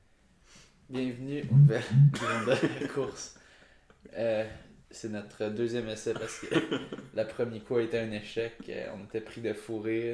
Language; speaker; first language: French; native; French